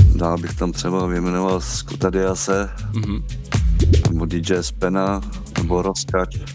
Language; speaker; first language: Czech; native; Czech